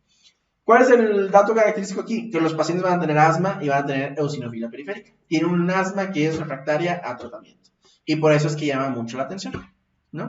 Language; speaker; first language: Spanish; native; Spanish